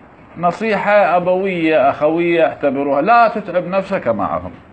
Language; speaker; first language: Arabic; native; Arabic